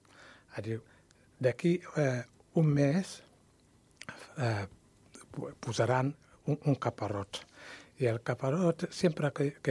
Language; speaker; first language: Catalan; non-native, learner; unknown